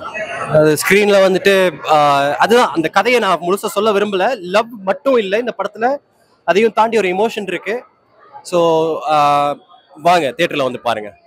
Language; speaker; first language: Tamil; native; Tamil